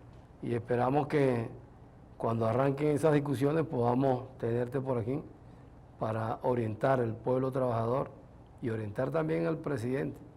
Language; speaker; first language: Spanish; native; Spanish